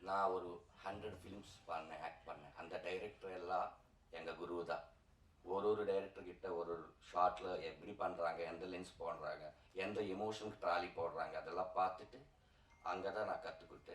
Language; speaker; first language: Tamil; non-native, learner; Telugu